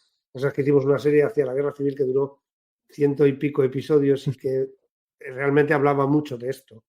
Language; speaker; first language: Spanish; native; Spanish